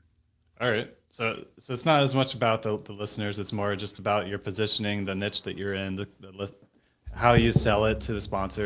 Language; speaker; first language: English; native; English